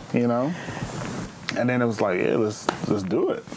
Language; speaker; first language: English; native; English